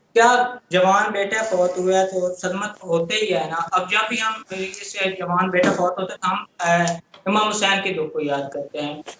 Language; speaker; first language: Urdu; non-native, local second language; Punjabi